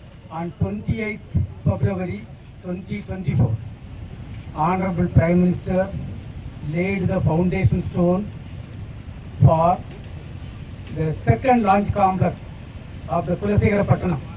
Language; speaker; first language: English; non-native, local second language; Tamil